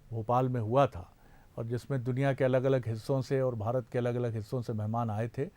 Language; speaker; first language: Hindi; native; Hindi